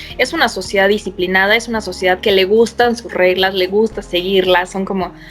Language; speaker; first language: Spanish; native; Spanish